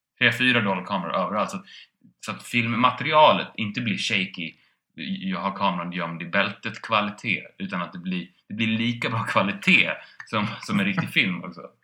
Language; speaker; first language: Swedish; native; Swedish